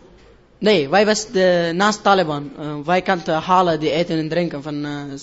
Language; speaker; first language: Dutch; non-native, learner; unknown